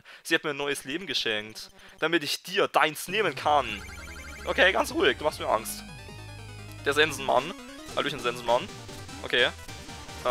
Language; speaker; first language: German; native; German